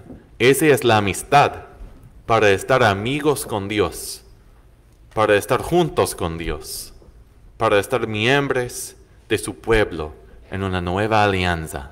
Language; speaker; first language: Spanish; non-native, fluent; English